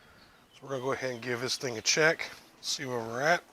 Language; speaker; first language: English; native; English